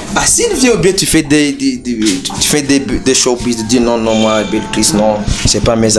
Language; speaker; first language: French; non-native, local second language; Rundi